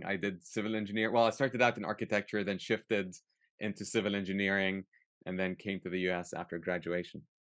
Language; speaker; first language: English; early bilingual, other home language; Arabic